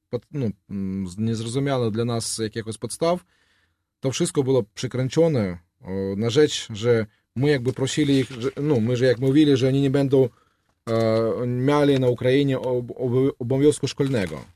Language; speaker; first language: Polish; non-native, learner; Russian